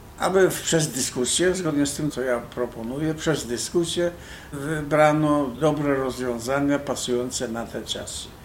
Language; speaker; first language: Polish; native; Polish